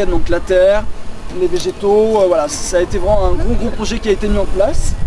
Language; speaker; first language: French; native; French